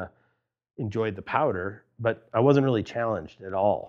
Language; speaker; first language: English; native; English